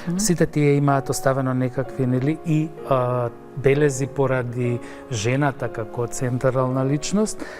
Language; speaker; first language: Macedonian; native; Macedonian